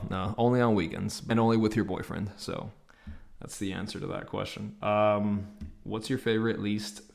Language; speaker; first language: English; native; English